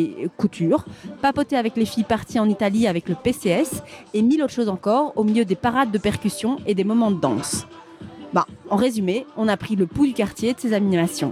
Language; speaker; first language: French; native; French